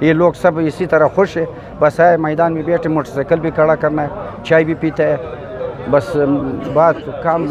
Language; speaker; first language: Hindi; non-native, local second language; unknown